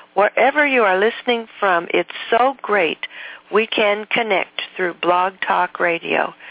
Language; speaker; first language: English; native; English